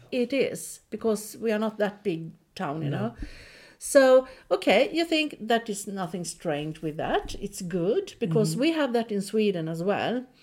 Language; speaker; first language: English; non-native, fluent; Swedish